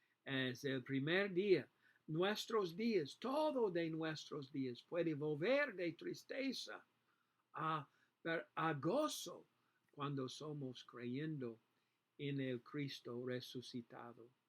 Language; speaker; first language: Spanish; non-native, learner; English